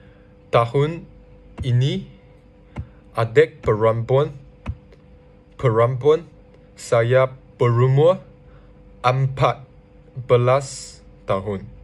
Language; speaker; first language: Indonesian; non-native, learner; Chinese